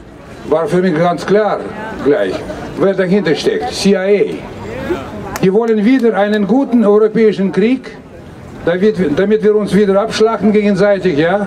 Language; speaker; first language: German; non-native, fluent; Russian